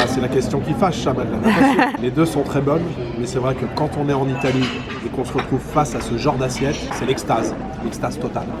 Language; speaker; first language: French; native; French